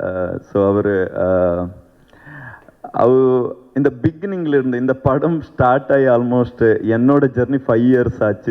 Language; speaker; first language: Tamil; non-native, learner; Kannada